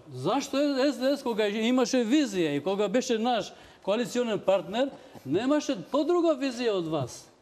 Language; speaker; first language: Macedonian; non-native, local second language; Albanian